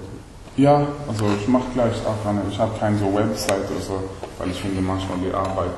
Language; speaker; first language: German; non-native, learner; Swedish